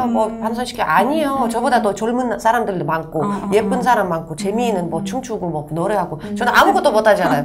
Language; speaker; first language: Korean; non-native, fluent; Russian